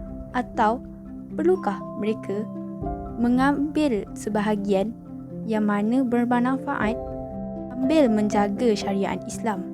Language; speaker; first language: Malay; native; Malay